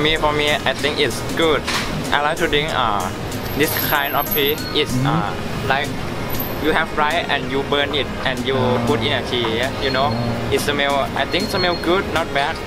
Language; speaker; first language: English; non-native, learner; Thai